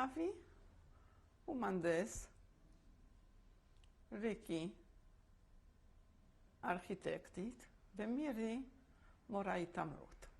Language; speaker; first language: Hebrew; non-native, fluent; Polish